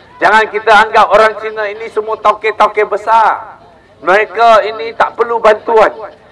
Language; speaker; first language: Malay; non-native, local second language; Chinese